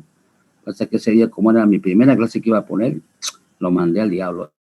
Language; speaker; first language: Spanish; native; Spanish